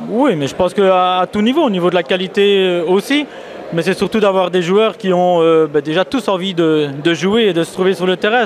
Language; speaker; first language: French; native; French